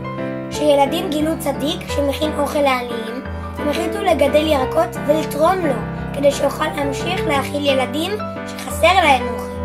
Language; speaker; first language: Hebrew; native; Hebrew